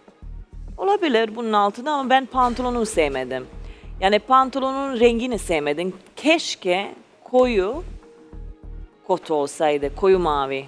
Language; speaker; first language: Turkish; native; Turkish